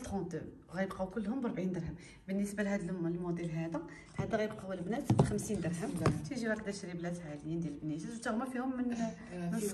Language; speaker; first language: Arabic; native; Arabic